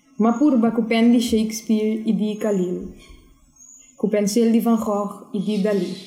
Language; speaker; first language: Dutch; non-native, local second language; Spanish